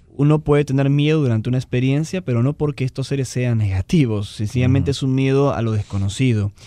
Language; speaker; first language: Spanish; native; Spanish